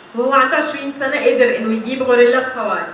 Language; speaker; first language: Arabic; native; Arabic